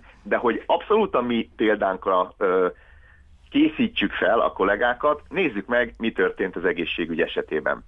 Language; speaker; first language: Hungarian; native; Hungarian